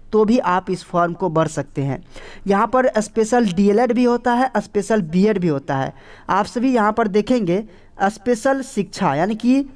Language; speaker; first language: Hindi; native; Hindi